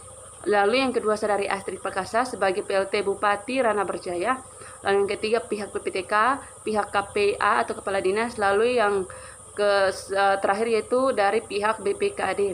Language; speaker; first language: Indonesian; native; Indonesian